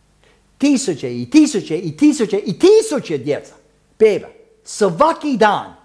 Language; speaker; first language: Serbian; early bilingual, heritage; Serbian